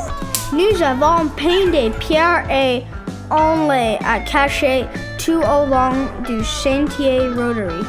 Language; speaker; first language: French; non-native, learner; English